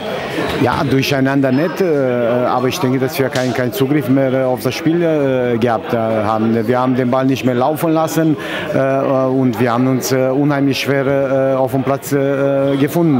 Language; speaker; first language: German; non-native, fluent; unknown